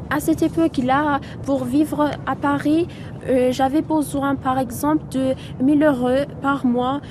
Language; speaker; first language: French; non-native, fluent; Persian